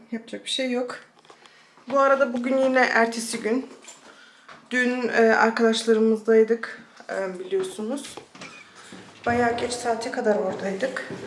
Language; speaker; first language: Turkish; early bilingual, heritage; Turkish